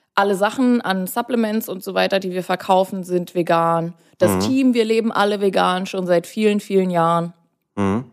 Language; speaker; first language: German; native; German